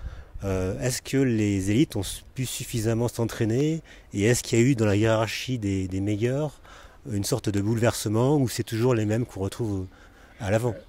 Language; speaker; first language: French; native; French